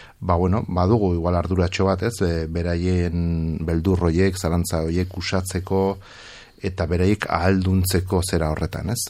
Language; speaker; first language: Basque; non-native, local second language; Spanish